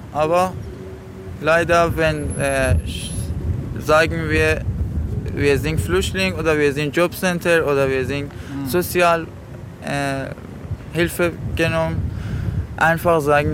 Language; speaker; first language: German; non-native, learner; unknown